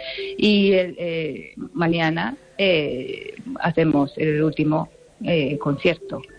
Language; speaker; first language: Spanish; non-native, learner; Japanese